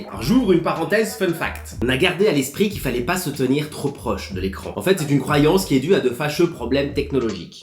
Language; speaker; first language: French; native; French